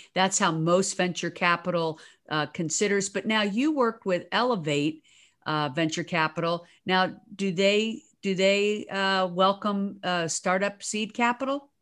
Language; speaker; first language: English; native; English